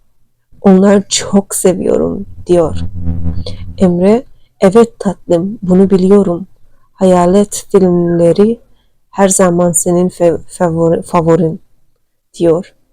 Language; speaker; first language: Turkish; non-native, learner; Turkmen